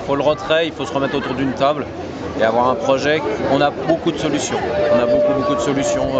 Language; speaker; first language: French; native; French